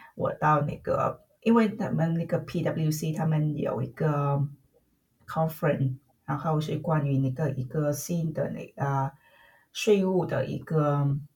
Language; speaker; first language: Chinese; non-native, fluent; Vietnamese